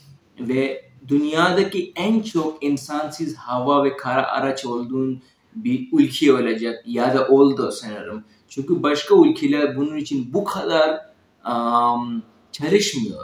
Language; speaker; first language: Turkish; non-native, fluent; Urdu